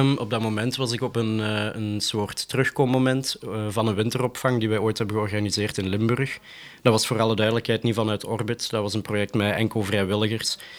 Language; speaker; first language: Dutch; native; Dutch